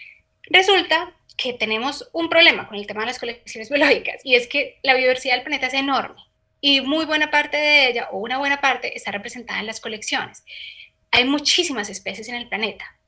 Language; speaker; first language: Spanish; native; Spanish